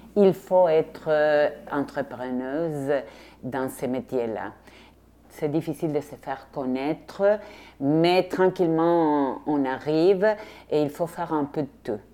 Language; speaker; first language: French; non-native, fluent; Spanish